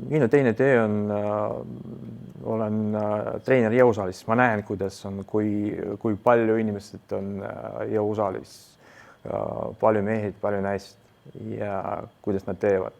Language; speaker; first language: Estonian; non-native, local second language; Russian